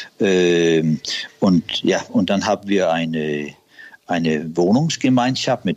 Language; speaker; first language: German; non-native, learner; Danish